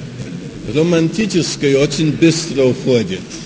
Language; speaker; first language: Russian; early bilingual, heritage; Russian